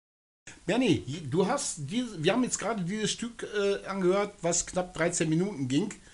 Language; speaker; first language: German; native; German